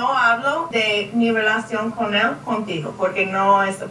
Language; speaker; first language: Spanish; non-native, learner; English